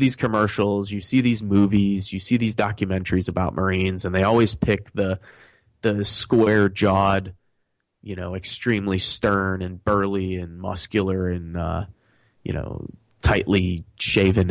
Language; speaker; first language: English; native; English